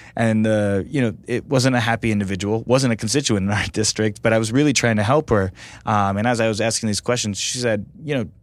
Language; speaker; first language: English; native; English